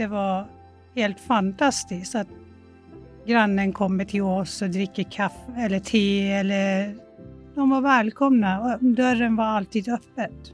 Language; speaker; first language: Swedish; non-native, fluent; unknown